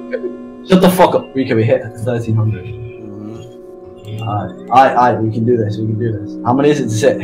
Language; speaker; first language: English; native; English